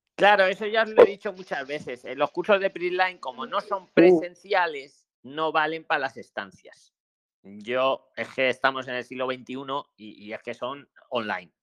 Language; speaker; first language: Spanish; native; Spanish